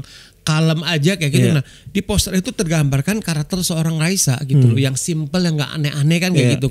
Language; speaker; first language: Indonesian; native; Indonesian